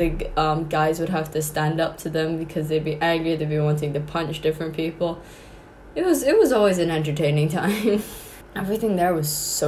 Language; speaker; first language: English; non-native, local second language; Cantonese